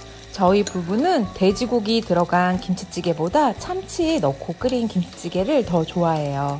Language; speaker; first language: Korean; native; Korean